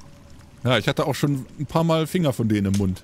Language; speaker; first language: German; native; German